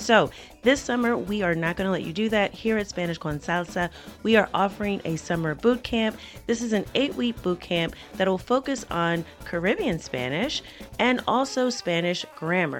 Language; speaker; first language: English; native; English